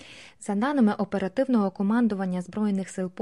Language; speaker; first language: Ukrainian; native; Ukrainian